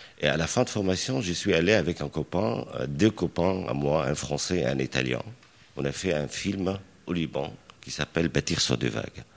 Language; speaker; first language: French; non-native, local second language; Arabic